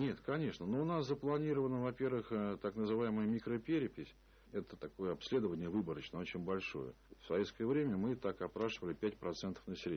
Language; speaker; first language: Russian; native; Russian